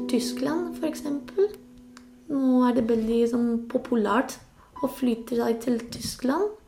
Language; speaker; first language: Norwegian; non-native, local second language; Spanish